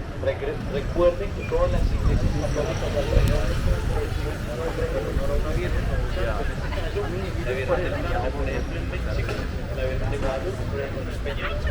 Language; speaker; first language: Spanish; native; Spanish